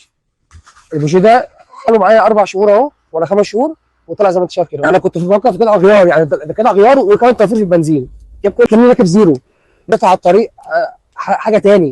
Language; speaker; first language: Arabic; native; Arabic